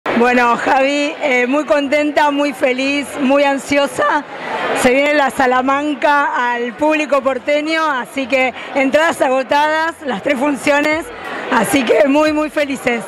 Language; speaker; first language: Spanish; native; Spanish